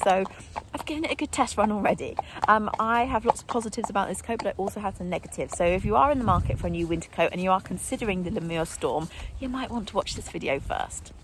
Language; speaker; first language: English; native; English